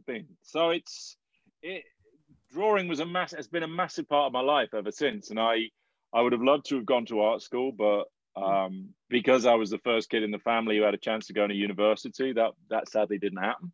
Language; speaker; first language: English; native; English